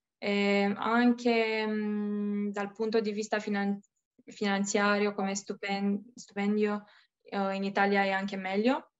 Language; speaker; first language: Italian; non-native, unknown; Romanian